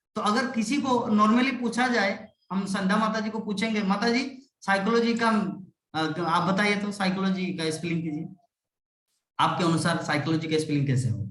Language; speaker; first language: Hindi; non-native, local second language; Bangla